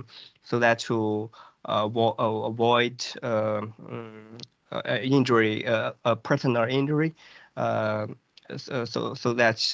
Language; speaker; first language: English; non-native, fluent; Chinese